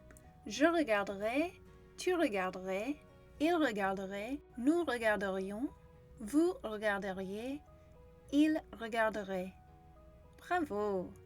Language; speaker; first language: French; non-native, fluent; English